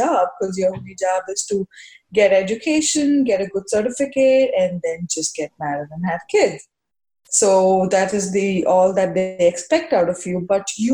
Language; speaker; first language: English; non-native, local second language; Hindi